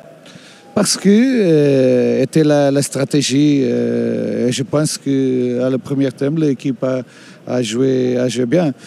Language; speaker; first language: French; non-native, learner; Portuguese